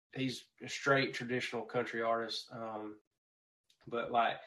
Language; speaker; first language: English; native; English